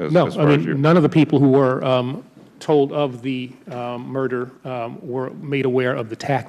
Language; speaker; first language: English; native; English